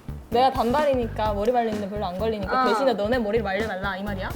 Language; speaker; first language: Korean; native; Korean